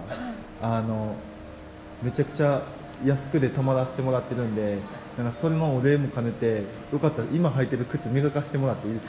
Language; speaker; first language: Japanese; native; Japanese